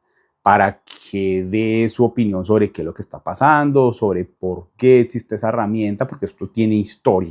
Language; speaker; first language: Spanish; native; Spanish